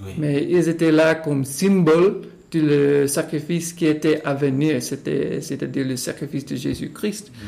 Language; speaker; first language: French; non-native, fluent; English